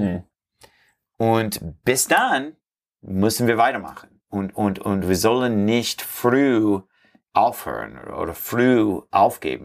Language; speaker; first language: German; non-native, learner; English